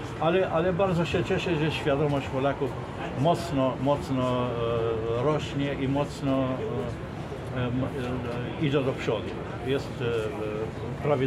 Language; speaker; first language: Polish; non-native, fluent; Arabic